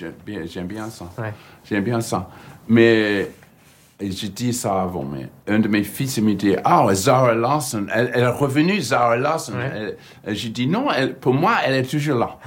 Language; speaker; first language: French; non-native, learner; English